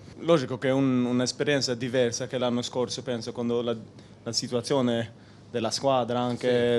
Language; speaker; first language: Italian; non-native, learner; Spanish